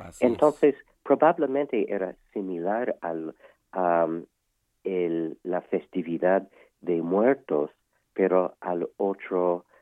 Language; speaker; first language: Spanish; non-native, fluent; English